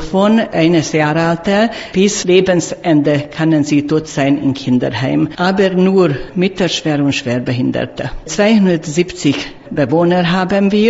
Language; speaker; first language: German; non-native, learner; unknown